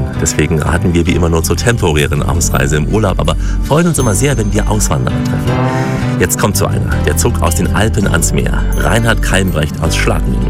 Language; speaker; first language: German; native; German